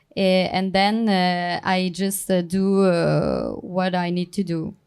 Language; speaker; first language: English; non-native, learner; Turkish